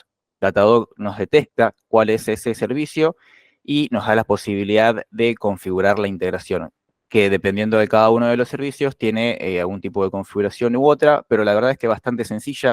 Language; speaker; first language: Spanish; native; Spanish